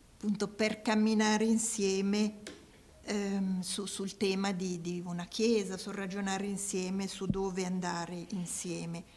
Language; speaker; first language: Italian; native; Italian